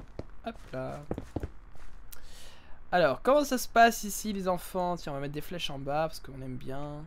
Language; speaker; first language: French; native; French